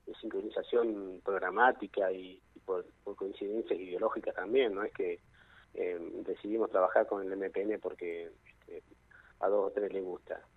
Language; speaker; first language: Spanish; native; Spanish